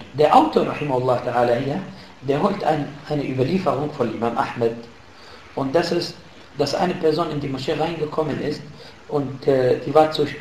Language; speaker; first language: German; non-native, fluent; Arabic